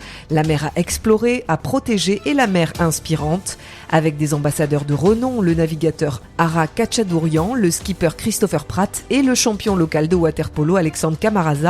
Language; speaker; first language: French; native; French